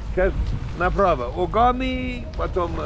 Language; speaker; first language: Russian; non-native, fluent; Georgian